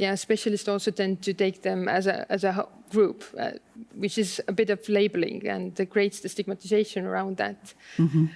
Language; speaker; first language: English; non-native, fluent; Estonian